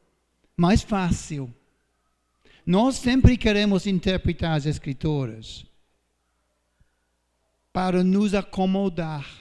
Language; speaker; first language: Portuguese; non-native, fluent; English